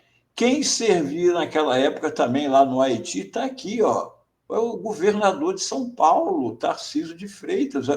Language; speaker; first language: Portuguese; native; Portuguese